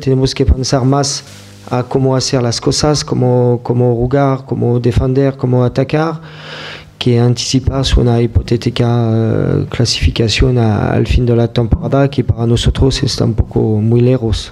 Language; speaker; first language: Spanish; non-native, fluent; French